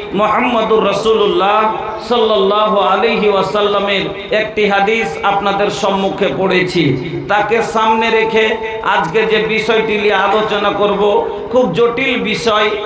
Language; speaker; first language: Bangla; non-native, local second language; Bhojpuri